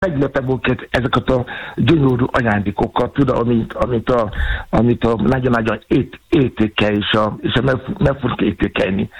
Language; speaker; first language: Hungarian; non-native, fluent; Yoruba